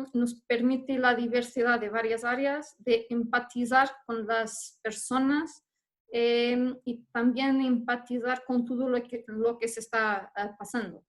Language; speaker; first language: Spanish; non-native, fluent; Portuguese